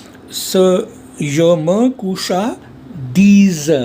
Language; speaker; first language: French; non-native, fluent; Hindi